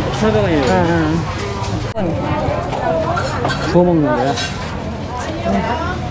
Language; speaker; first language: Korean; native; Korean